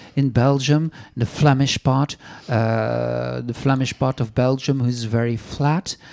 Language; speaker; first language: English; non-native, fluent; Dutch